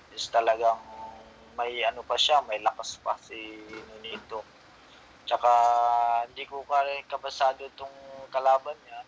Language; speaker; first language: Filipino; non-native, local second language; Cebuano